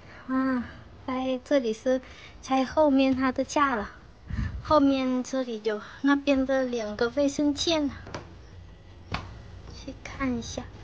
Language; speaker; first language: Chinese; non-native, fluent; Vietnamese